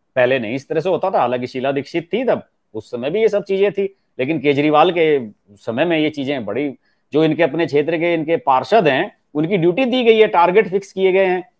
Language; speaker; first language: Hindi; native; Hindi